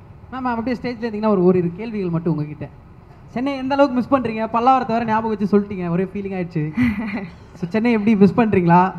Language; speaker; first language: Tamil; native; Tamil